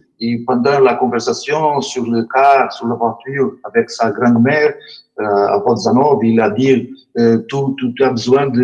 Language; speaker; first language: French; non-native, learner; Portuguese